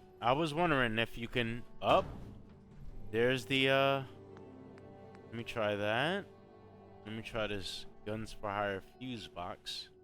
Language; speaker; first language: English; native; English